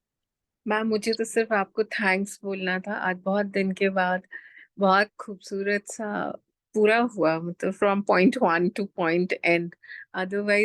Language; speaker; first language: Hindi; native; Hindi